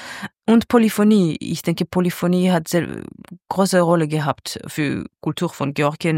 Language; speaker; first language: German; non-native, fluent; Georgian